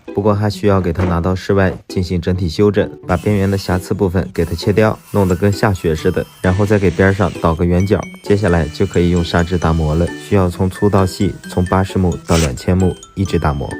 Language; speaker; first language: Chinese; native; Chinese